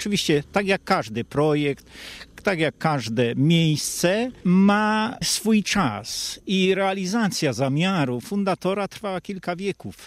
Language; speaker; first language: Polish; native; Polish